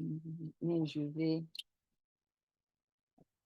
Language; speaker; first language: French; non-native, fluent; English